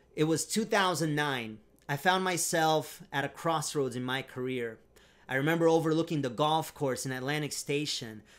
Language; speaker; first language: English; non-native, fluent; Romanian